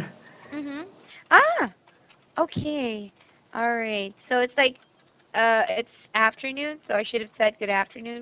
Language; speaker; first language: English; non-native, fluent; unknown